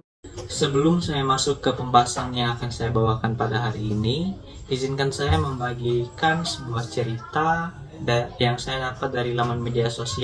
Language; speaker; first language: Indonesian; native; Indonesian